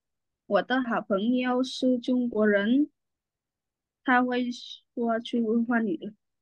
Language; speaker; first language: Chinese; non-native, learner; Vietnamese